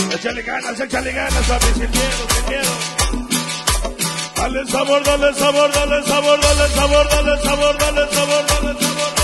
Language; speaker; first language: Spanish; native; Spanish